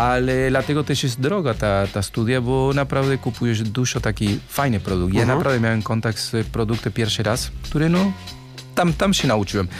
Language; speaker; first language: Polish; non-native, learner; Spanish